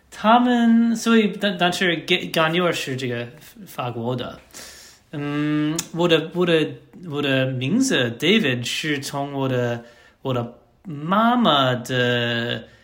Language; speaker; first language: Chinese; non-native, learner; English